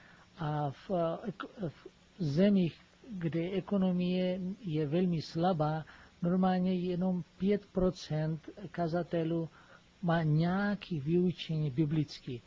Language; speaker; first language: Czech; non-native, fluent; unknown